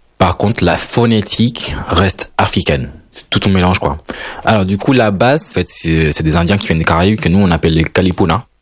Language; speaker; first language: French; non-native, fluent; Spanish